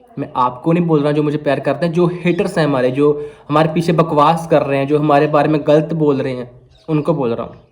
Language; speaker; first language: Hindi; non-native, local second language; Punjabi